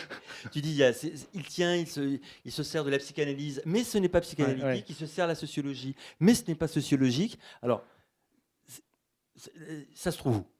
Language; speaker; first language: French; native; French